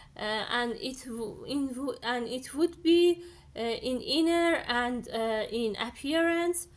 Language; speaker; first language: English; non-native, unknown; Persian